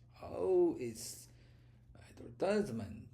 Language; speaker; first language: English; non-native, learner; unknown